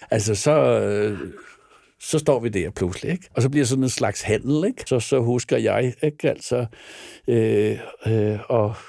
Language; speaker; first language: Danish; native; Danish